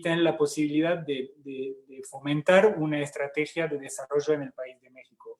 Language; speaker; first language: Spanish; non-native, fluent; French